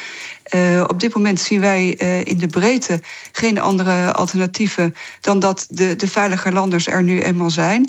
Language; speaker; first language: Dutch; native; Dutch